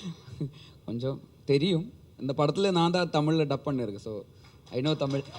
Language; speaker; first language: Tamil; non-native, learner; Malayalam